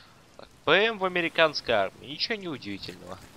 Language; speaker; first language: Russian; native; Russian